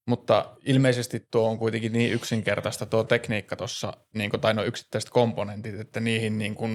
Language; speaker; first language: Finnish; native; Finnish